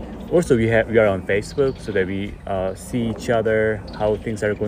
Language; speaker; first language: English; non-native, fluent; Korean